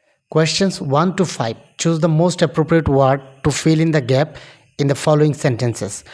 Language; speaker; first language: English; non-native, local second language; Bangla